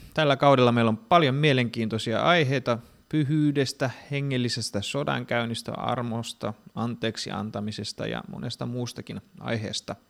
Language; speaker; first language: Finnish; non-native, fluent; Greek